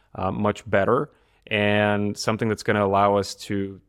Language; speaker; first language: English; non-native, fluent; Bulgarian